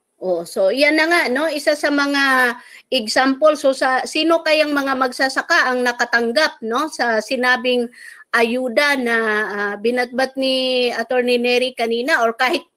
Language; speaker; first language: Filipino; native; Filipino